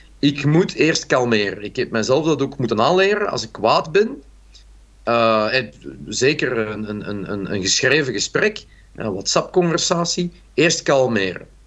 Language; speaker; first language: Dutch; native; Dutch